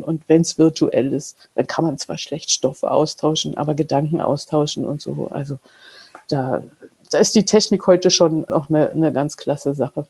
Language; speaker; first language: German; native; German